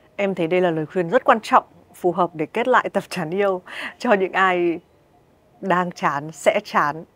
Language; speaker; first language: Vietnamese; native; Vietnamese